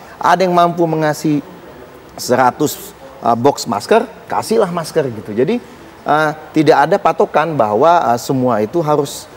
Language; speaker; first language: Indonesian; native; Indonesian